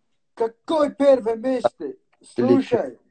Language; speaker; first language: Russian; native; Russian